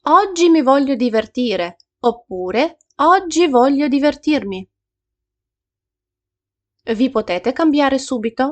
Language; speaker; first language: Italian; non-native, fluent; Ukrainian